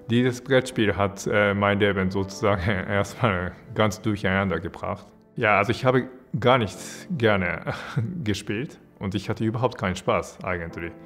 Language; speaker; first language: German; non-native, fluent; Japanese